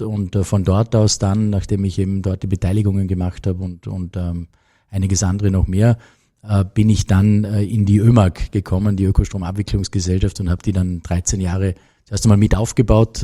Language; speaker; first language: German; native; German